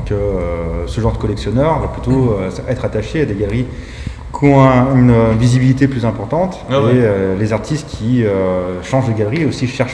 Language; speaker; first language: French; native; French